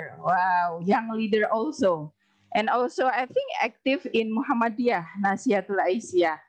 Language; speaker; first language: English; non-native, learner; Indonesian